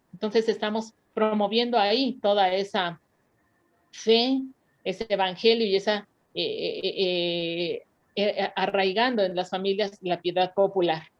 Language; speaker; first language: Spanish; native; Spanish